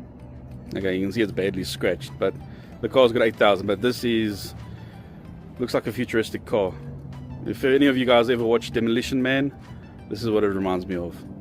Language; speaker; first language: English; native; English